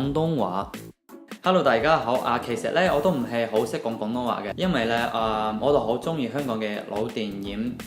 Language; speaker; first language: Cantonese; non-native, learner; Chinese